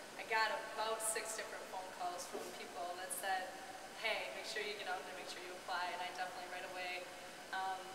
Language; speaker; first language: English; native; English